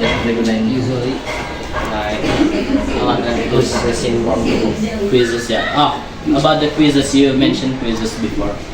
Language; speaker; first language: English; non-native, learner; Indonesian